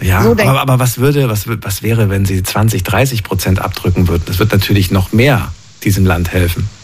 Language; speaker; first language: German; native; German